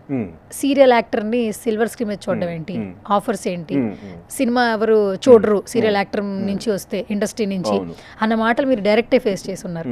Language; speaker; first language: Telugu; native; Telugu